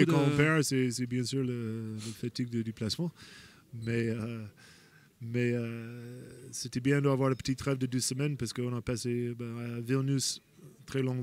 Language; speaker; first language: French; non-native, fluent; English